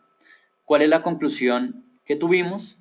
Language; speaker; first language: Spanish; native; Spanish